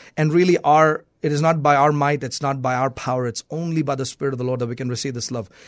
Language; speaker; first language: English; non-native, local second language; Malayalam